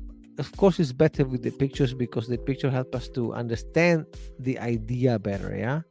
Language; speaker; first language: English; non-native, fluent; Spanish